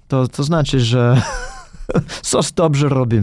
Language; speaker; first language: Polish; non-native, fluent; English